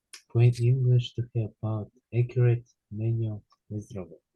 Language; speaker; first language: English; non-native, learner; Ukrainian